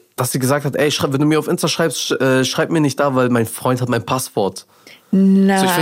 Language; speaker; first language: German; early bilingual, other home language; Persian